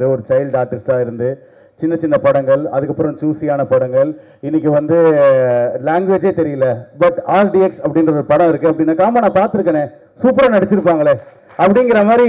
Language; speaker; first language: Tamil; native; Tamil